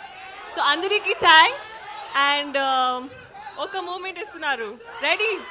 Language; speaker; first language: Telugu; non-native, learner; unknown